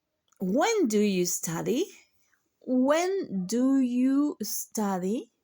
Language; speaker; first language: English; non-native, fluent; Spanish